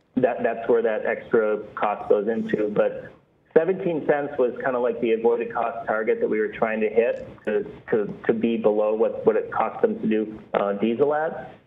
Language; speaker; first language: English; native; English